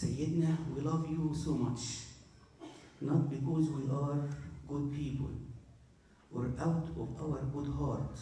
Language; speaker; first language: English; non-native, fluent; Arabic